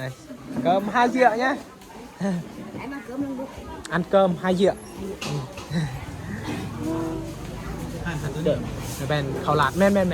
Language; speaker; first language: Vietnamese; non-native, learner; Thai